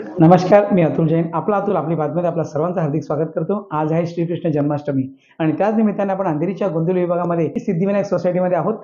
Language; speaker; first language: Marathi; non-native, local second language; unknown